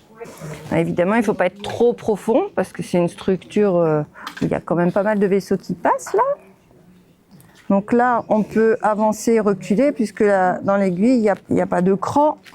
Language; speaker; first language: French; native; French